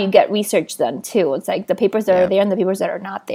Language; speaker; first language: English; native; English